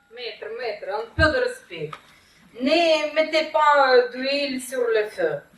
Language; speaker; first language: French; non-native, learner; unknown